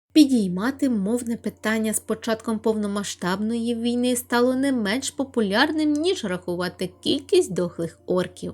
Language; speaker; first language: Ukrainian; non-native, local second language; Russian